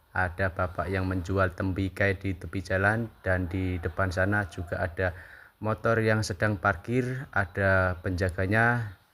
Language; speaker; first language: Indonesian; native; Indonesian